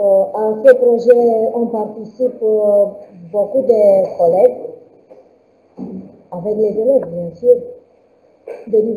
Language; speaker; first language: French; non-native, learner; Romanian